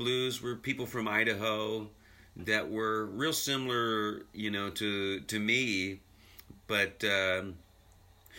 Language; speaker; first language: English; native; English